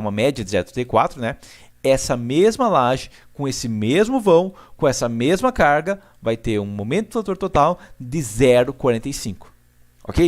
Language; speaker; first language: Portuguese; native; Portuguese